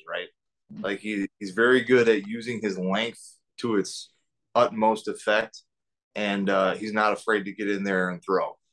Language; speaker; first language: English; native; English